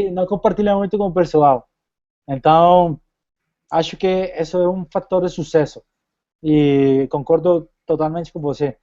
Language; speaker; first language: Portuguese; non-native, fluent; Spanish